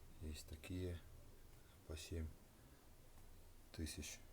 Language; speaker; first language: Russian; native; Russian